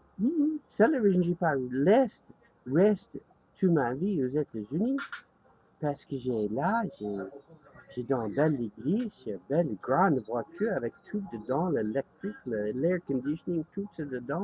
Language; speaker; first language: French; non-native, learner; English